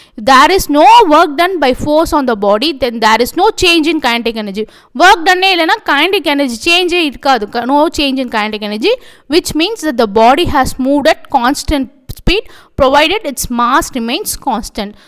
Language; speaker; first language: English; non-native, local second language; Tamil